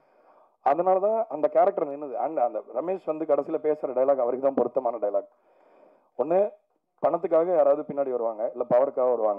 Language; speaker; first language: Tamil; native; Tamil